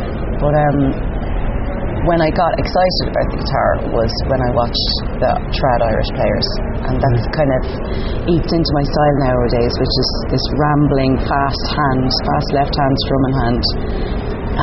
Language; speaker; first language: English; native; English